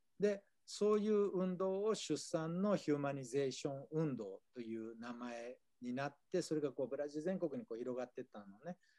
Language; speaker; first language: Japanese; native; Japanese